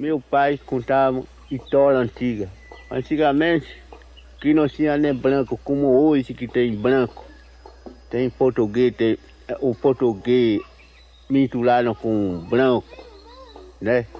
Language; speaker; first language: Portuguese; non-native, local second language; Kayapó